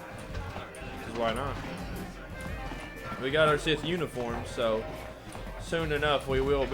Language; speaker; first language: English; native; English